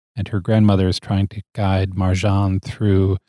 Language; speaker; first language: English; native; English